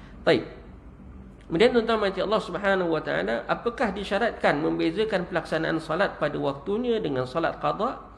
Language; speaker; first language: Malay; native; Malay